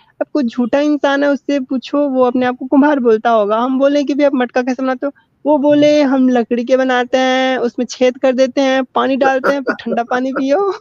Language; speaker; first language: Hindi; native; Hindi